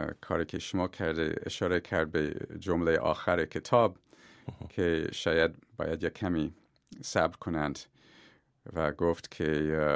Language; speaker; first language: Persian; non-native, fluent; English